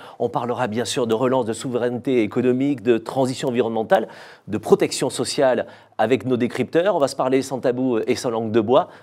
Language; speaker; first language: French; native; French